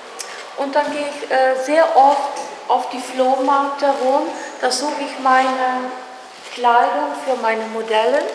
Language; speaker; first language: German; non-native, learner; Dutch